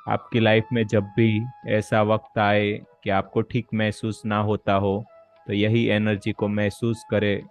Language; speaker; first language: Hindi; native; Hindi